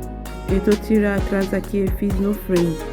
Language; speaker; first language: Portuguese; non-native, learner; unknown